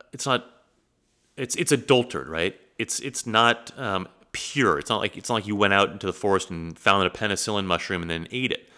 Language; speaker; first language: English; native; English